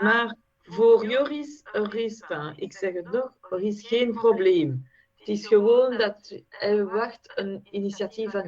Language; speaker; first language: Dutch; non-native, fluent; French